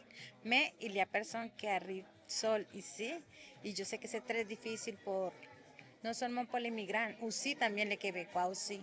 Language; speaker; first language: French; non-native, learner; Spanish